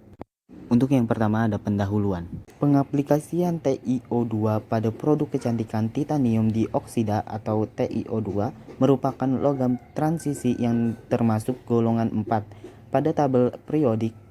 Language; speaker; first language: Indonesian; native; Indonesian